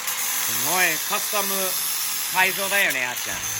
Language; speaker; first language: Japanese; non-native, fluent; English